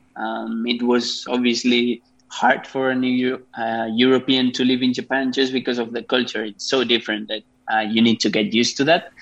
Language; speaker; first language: English; non-native, fluent; Spanish